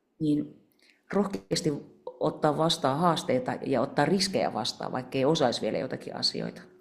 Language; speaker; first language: Finnish; native; Finnish